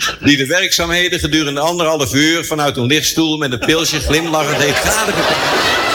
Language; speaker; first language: Dutch; native; Dutch